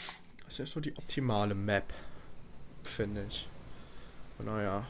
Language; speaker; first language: German; native; German